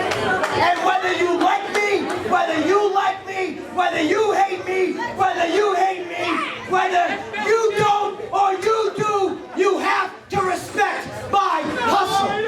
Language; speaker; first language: English; native; English